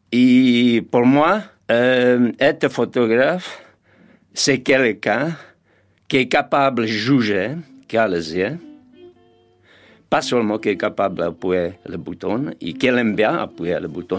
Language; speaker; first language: French; non-native, fluent; Czech